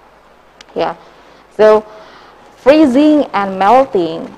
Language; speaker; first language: English; non-native, learner; Indonesian